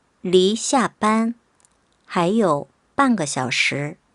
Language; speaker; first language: Chinese; non-native, fluent; Korean